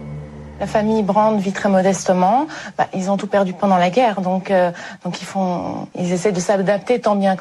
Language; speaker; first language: French; native; French